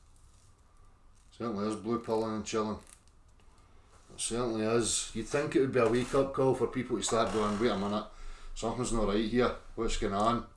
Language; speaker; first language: English; native; English